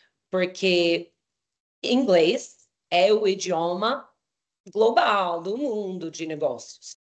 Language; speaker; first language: Portuguese; non-native, fluent; English